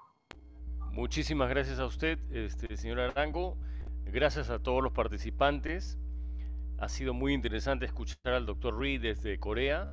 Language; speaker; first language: Spanish; native; Spanish